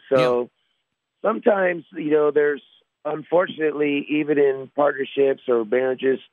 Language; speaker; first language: English; native; English